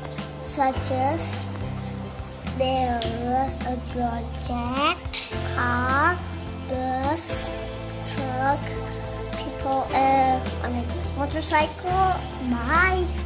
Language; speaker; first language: English; non-native, learner; Indonesian